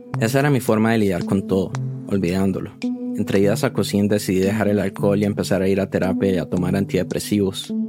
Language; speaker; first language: Spanish; native; Spanish